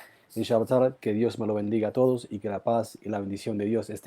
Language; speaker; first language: Spanish; early bilingual, heritage; Spanish